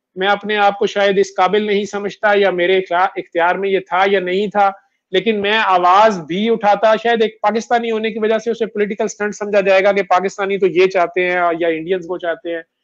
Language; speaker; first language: Urdu; non-native, local second language; Punjabi